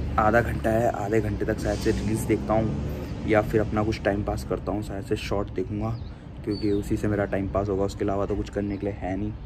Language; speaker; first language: Hindi; native; Hindi